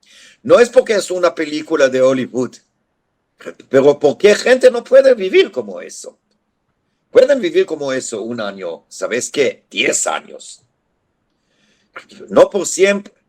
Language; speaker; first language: Spanish; non-native, fluent; Hebrew